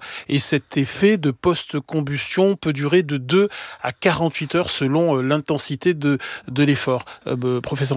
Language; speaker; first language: French; native; French